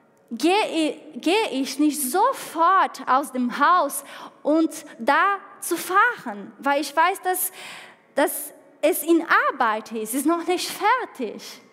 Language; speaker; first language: German; non-native, fluent; Portuguese